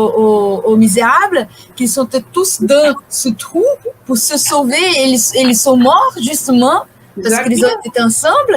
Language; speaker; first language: French; non-native, fluent; Portuguese